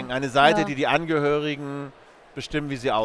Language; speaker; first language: German; native; German